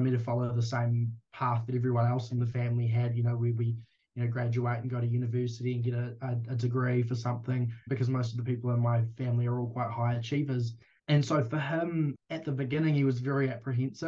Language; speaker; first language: English; native; English